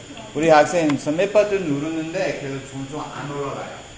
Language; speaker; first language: Korean; non-native, learner; English